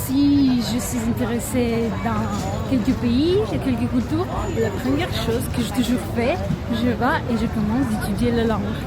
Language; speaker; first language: French; non-native, learner; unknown